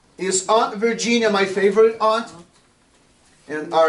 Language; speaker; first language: English; non-native, fluent; Portuguese